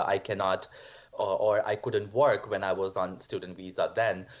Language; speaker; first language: English; non-native, local second language; Hindi